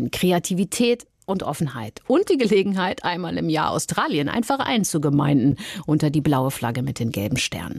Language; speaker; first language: German; native; German